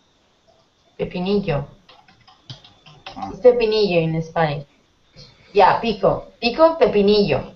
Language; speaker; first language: English; non-native, fluent; Spanish